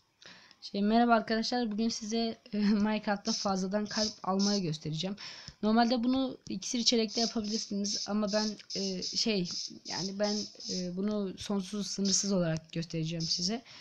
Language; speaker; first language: Turkish; native; Turkish